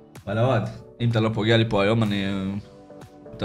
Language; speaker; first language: Hebrew; native; Hebrew